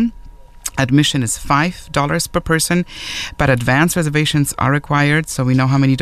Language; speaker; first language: English; non-native, fluent; German